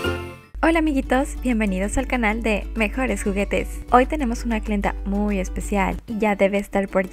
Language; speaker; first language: Spanish; native; Spanish